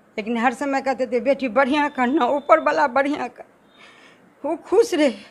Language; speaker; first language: Hindi; native; Hindi